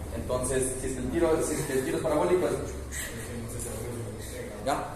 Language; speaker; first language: Spanish; native; Spanish